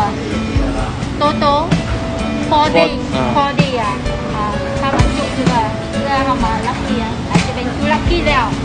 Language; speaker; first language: Chinese; non-native, fluent; Vietnamese